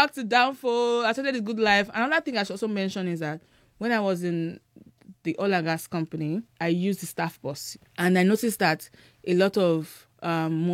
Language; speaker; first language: English; non-native, local second language; Yoruba